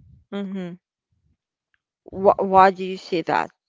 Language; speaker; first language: English; non-native, fluent; French